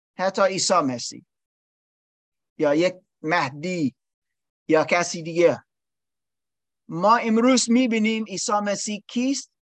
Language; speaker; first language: Persian; non-native, learner; English